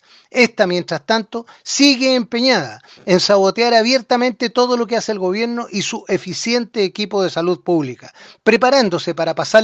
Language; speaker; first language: Spanish; native; Spanish